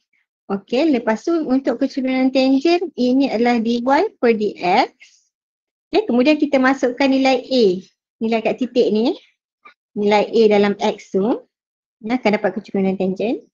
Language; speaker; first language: Malay; native; Malay